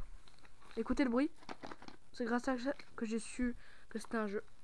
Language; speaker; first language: French; native; French